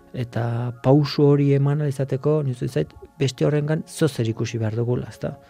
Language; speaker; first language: Basque; native; Basque